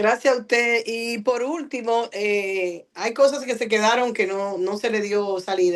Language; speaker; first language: Spanish; native; Spanish